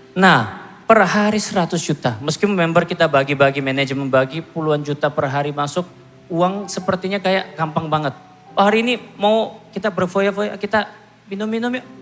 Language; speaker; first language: Indonesian; non-native, fluent; Korean